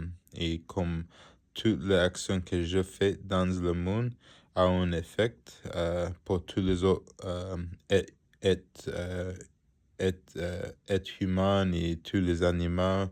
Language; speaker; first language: French; non-native, learner; English